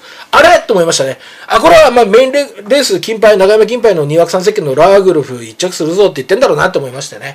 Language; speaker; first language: Japanese; native; Japanese